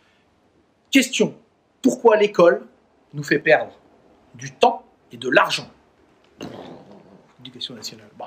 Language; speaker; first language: French; native; French